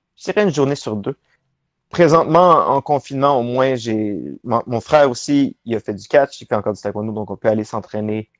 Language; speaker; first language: French; native; French